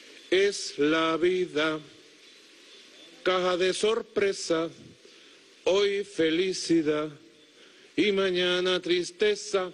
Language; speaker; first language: Spanish; native; Spanish